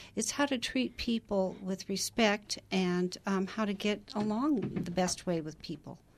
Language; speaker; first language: English; native; English